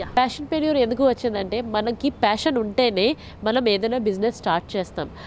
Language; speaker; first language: Telugu; non-native, local second language; Hindi